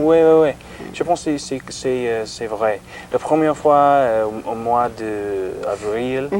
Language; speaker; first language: French; non-native, learner; English